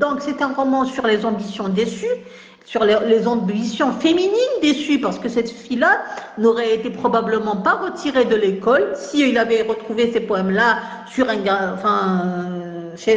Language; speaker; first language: French; non-native, local second language; Kabyle